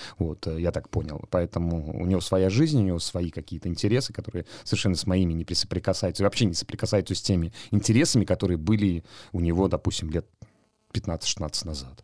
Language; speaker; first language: Russian; native; Russian